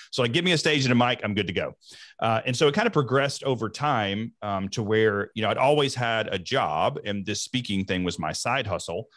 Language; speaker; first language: English; native; English